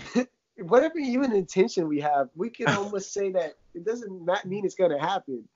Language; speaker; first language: English; early bilingual, other home language; Russian